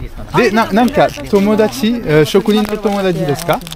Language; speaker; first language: Japanese; non-native, learner; French